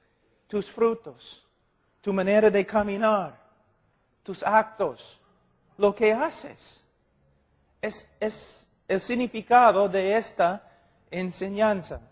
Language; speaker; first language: Spanish; non-native, fluent; English